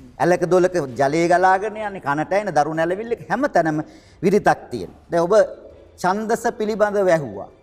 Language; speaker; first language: Sinhala; native; Sinhala